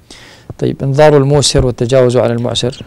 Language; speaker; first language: Arabic; native; Arabic